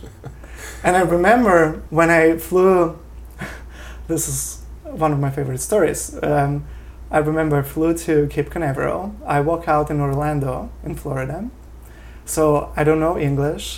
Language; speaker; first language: English; non-native, fluent; Russian